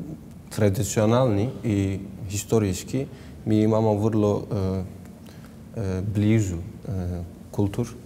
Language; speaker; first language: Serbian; non-native, learner; Turkish